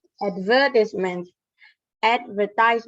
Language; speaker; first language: English; non-native, learner; Indonesian